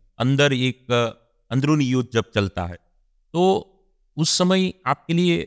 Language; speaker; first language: Hindi; non-native, local second language; Gujarati